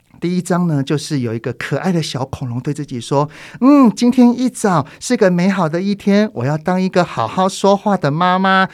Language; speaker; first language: Chinese; native; Chinese